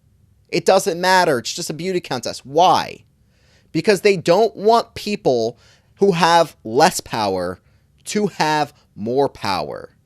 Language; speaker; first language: English; native; English